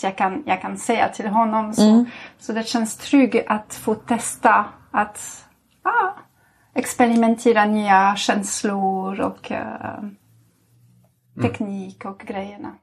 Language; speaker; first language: Swedish; non-native, fluent; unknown